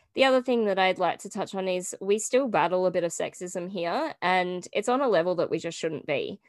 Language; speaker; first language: English; native; English